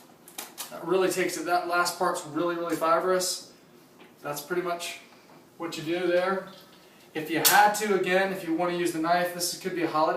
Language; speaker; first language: English; native; English